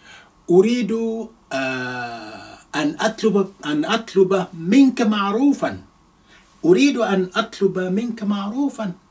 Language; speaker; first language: Arabic; non-native, fluent; Yoruba